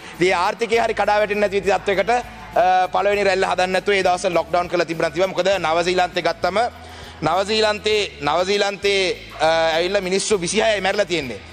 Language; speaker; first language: Sinhala; non-native, local second language; Tamil